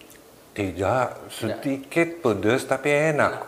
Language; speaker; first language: Indonesian; non-native, fluent; Japanese